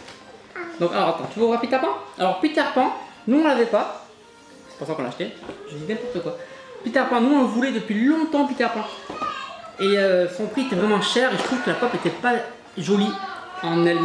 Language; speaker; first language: French; native; French